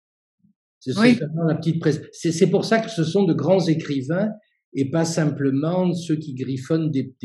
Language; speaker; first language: French; native; French